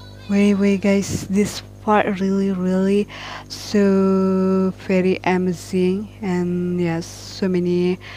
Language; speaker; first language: English; non-native, learner; Indonesian